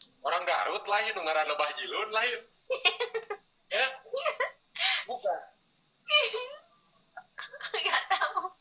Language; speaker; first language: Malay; non-native, local second language; Sundanese